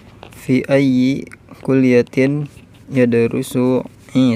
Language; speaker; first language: Arabic; non-native, learner; Indonesian